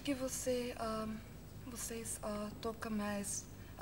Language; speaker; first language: Portuguese; non-native, learner; German